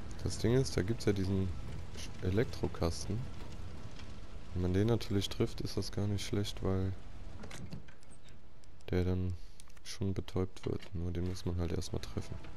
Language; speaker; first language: German; native; German